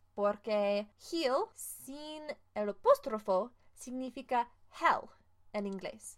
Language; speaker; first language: Spanish; non-native, fluent; English